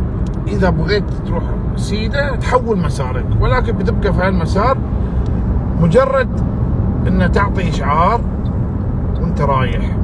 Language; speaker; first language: Arabic; native; Arabic